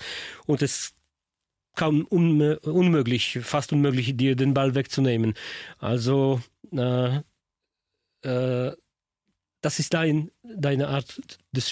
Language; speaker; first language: German; non-native, learner; Polish